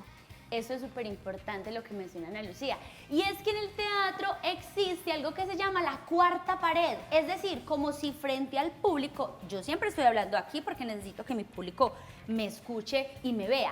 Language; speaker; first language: Spanish; native; Spanish